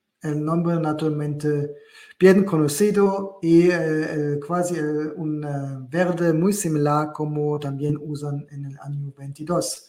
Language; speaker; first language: Spanish; non-native, learner; German